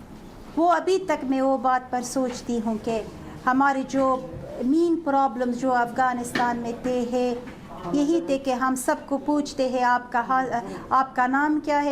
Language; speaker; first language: Hindi; non-native, fluent; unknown